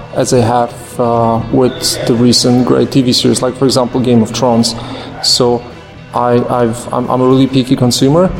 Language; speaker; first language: English; non-native, fluent; Polish